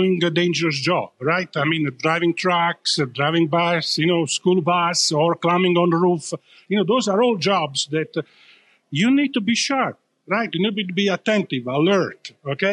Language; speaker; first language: English; non-native, fluent; Italian